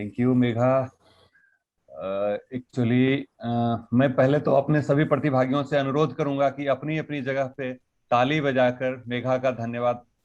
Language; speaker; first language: Hindi; native; Hindi